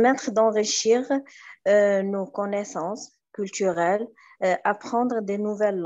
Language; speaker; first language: French; non-native, learner; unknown